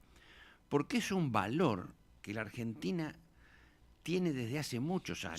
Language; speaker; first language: Spanish; native; Spanish